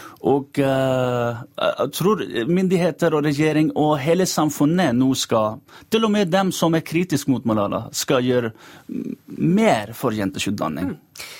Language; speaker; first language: Norwegian; non-native, fluent; Urdu